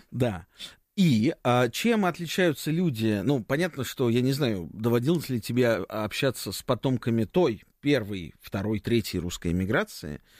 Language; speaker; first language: Russian; native; Russian